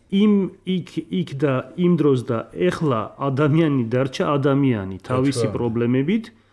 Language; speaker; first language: Georgian; non-native, local second language; Armenian